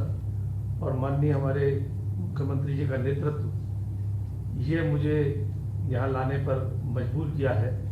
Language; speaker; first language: Hindi; native; Hindi